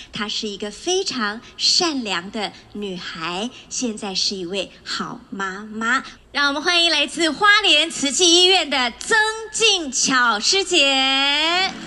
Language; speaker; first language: Chinese; native; Chinese